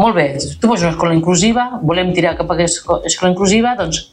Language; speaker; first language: Catalan; native; Catalan